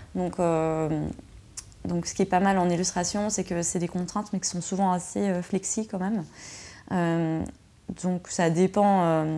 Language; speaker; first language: French; native; French